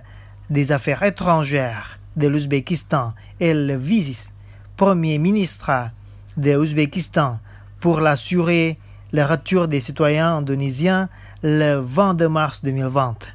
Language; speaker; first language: French; non-native, fluent; Indonesian